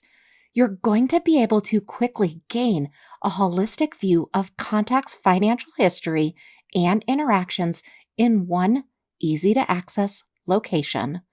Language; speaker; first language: English; native; English